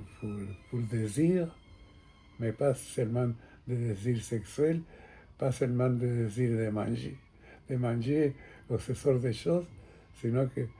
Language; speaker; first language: French; non-native, fluent; Spanish